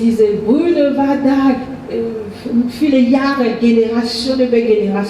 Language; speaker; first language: German; non-native, fluent; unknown